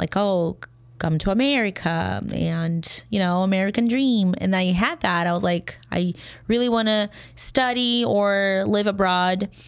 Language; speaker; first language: English; non-native, fluent; Portuguese